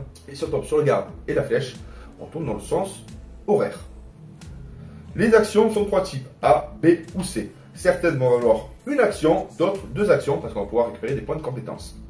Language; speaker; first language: French; native; French